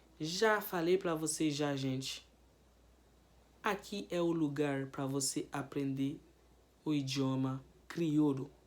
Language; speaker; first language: Portuguese; non-native, fluent; Haitian Creole